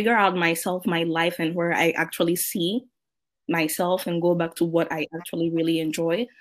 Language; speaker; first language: English; non-native, local second language; Akan